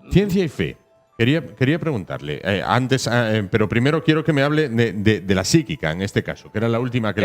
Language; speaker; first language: Spanish; native; Spanish